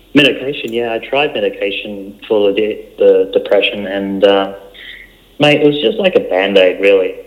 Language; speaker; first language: English; early bilingual, other home language; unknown